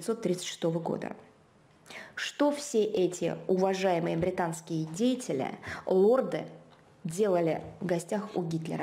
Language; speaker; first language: Russian; native; Russian